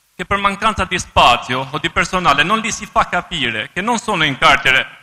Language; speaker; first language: Italian; non-native, fluent; Albanian